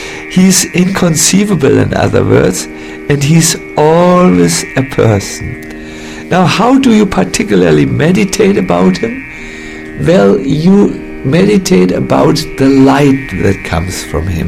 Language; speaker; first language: English; non-native, fluent; German